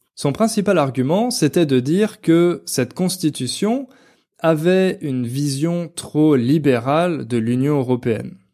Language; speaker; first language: French; native; French